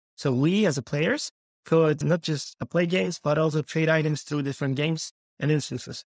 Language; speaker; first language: English; non-native, fluent; Ukrainian